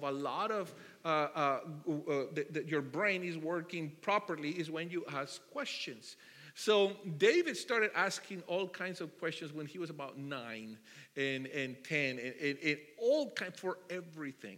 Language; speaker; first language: English; non-native, fluent; Spanish